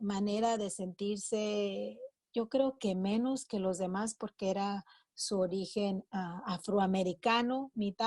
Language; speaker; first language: Spanish; native; Spanish